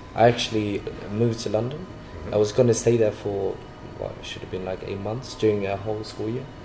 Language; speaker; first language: English; non-native, fluent; Swedish